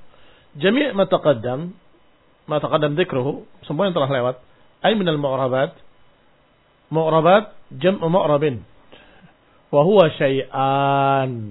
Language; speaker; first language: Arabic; non-native, fluent; Indonesian